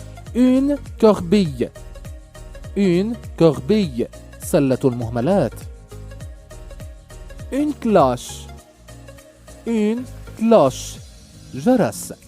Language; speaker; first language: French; non-native, local second language; Arabic